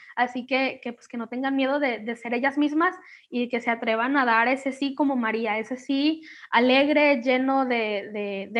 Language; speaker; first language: Spanish; native; Spanish